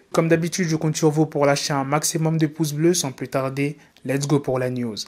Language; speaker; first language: French; native; French